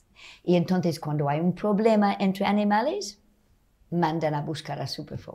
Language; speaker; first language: Spanish; non-native, fluent; English